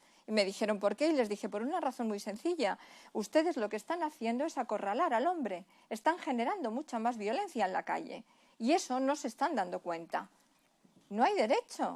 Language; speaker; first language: Spanish; native; Spanish